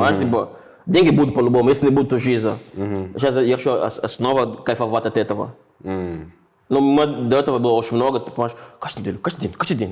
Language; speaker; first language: Russian; non-native, fluent; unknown